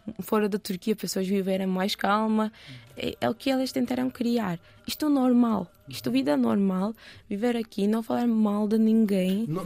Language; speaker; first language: Portuguese; non-native, learner; Turkish